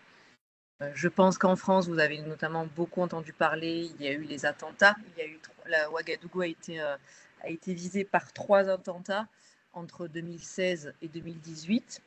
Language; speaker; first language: French; native; French